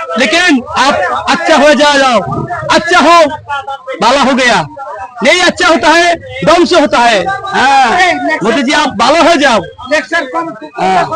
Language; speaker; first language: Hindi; non-native, learner; Bangla